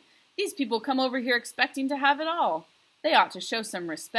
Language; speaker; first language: English; native; English